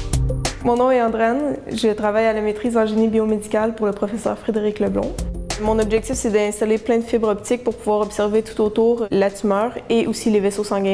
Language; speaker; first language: French; native; French